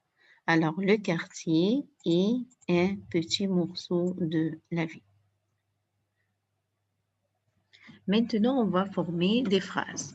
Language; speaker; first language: French; non-native, fluent; Arabic